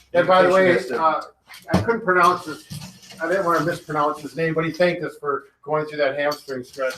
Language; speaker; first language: English; native; English